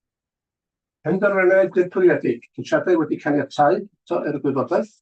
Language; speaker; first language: Welsh; native; Welsh